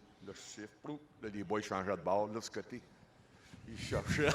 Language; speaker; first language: French; native; French